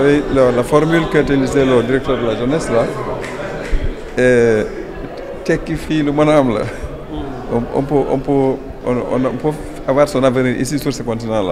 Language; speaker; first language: French; non-native, local second language; Wolof